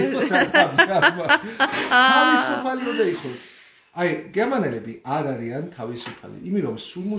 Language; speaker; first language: Georgian; non-native, learner; German